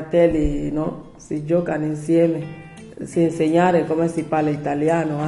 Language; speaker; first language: Italian; non-native, learner; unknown